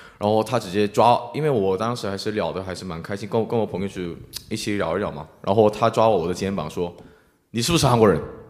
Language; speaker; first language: Chinese; non-native, fluent; Korean